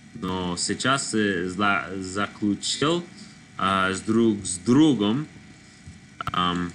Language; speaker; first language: Russian; non-native, learner; English